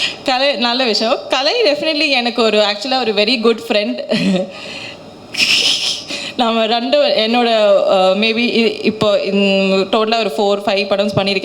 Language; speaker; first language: Tamil; non-native, learner; Malayalam